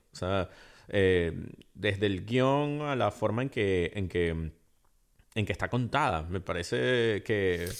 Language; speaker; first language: Spanish; native; Spanish